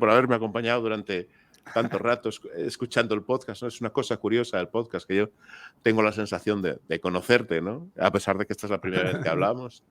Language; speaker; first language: Spanish; native; Spanish